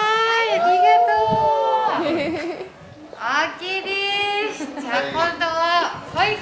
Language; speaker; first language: Japanese; native; Japanese